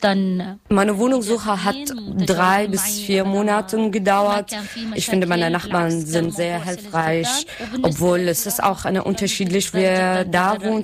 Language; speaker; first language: German; non-native, learner; Arabic